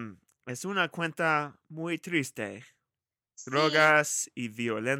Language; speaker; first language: Spanish; non-native, learner; English